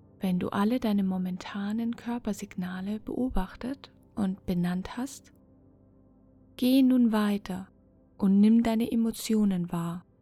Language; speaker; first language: German; native; German